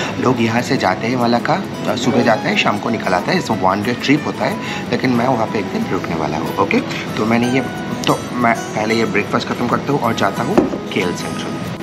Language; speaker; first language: Hindi; native; Hindi